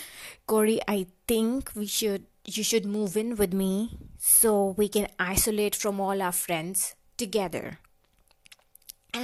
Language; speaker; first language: English; non-native, local second language; Hindi